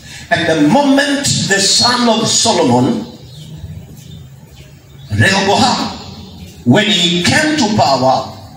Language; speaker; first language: English; non-native, local second language; Kamba